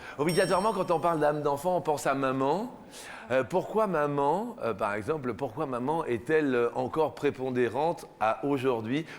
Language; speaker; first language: French; native; French